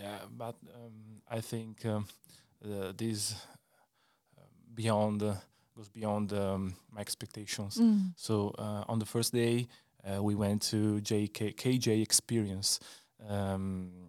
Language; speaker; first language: English; non-native, learner; Italian